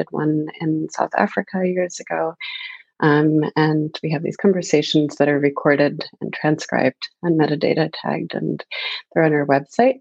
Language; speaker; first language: English; native; English